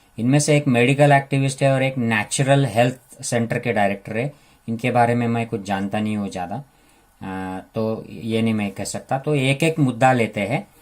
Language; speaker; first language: Hindi; non-native, local second language; Marathi